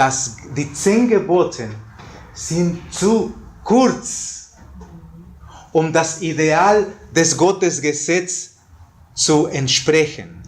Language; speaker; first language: German; non-native, fluent; Spanish